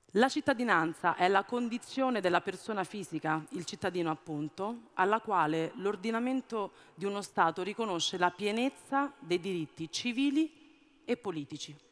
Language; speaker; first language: Italian; early bilingual, other home language; Amharic